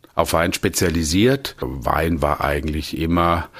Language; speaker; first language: German; native; German